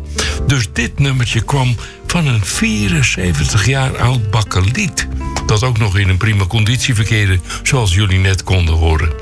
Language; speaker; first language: Dutch; native; Dutch